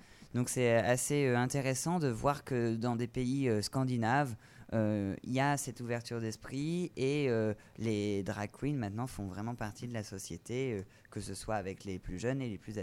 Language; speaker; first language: French; native; French